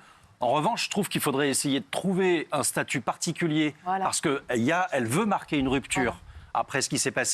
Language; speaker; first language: French; native; French